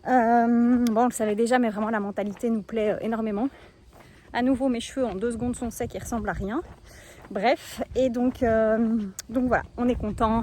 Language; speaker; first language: French; native; French